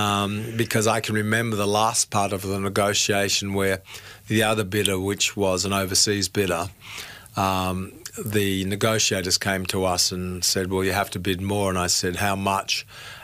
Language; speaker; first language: English; native; English